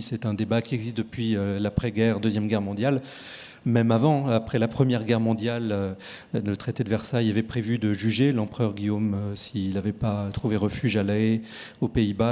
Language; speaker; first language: French; native; French